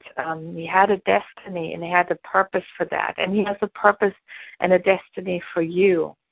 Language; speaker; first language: English; non-native, fluent; German